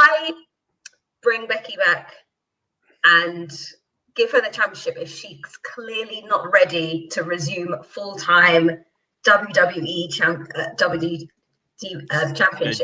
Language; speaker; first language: English; native; English